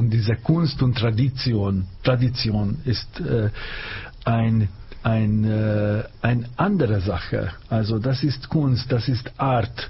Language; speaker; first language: German; non-native, fluent; Hungarian